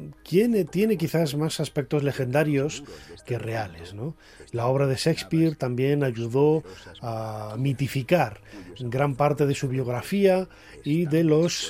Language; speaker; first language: Spanish; native; Spanish